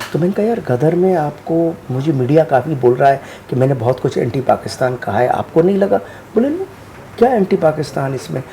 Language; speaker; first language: Hindi; native; Hindi